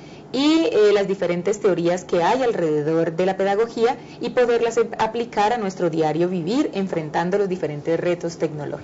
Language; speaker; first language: Spanish; native; Spanish